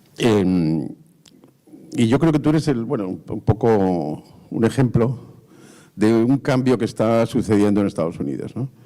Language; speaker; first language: Spanish; native; Spanish